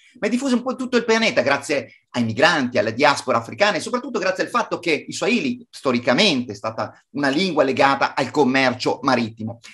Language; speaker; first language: Italian; native; Italian